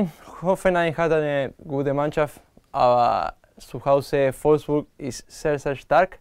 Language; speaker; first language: German; non-native, learner; Spanish